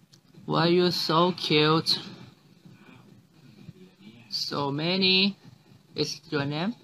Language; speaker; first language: English; non-native, learner; Thai